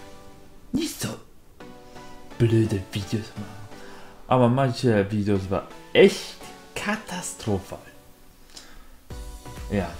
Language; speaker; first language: German; non-native, learner; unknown